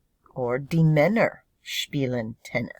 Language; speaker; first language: German; non-native, fluent; English